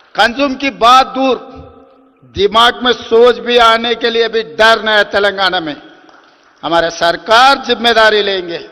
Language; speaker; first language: Hindi; non-native, local second language; Telugu